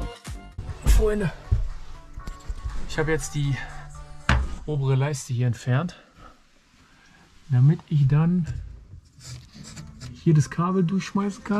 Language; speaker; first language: German; native; German